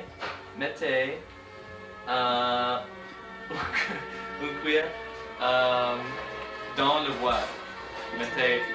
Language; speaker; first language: French; non-native, learner; English